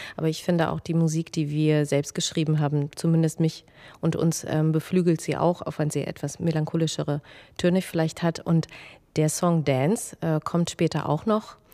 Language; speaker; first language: German; non-native, fluent; Russian